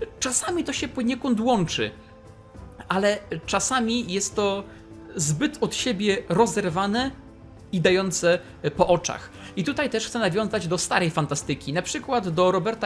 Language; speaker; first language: Polish; native; Polish